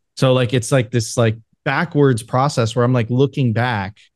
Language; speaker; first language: English; non-native, fluent; Spanish